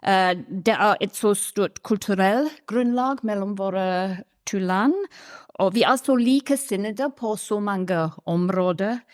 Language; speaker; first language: Norwegian; non-native, fluent; English